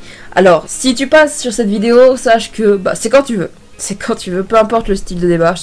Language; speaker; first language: French; native; French